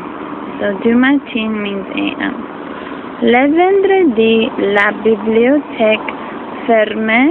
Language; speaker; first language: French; non-native, fluent; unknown